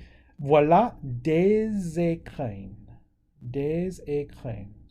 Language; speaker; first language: French; non-native, fluent; English